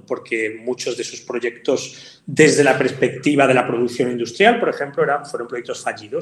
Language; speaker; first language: Spanish; native; Spanish